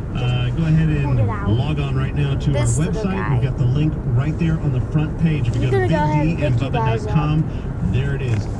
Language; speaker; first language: English; native; English